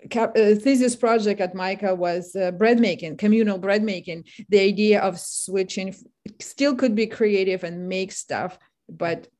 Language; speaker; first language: English; non-native, fluent; Ukrainian